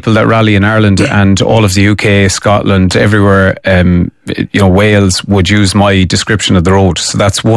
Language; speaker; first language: English; native; English